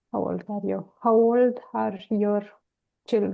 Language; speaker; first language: English; non-native, learner; Romanian